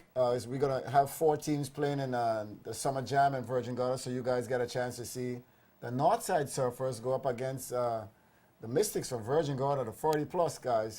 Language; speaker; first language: English; native; English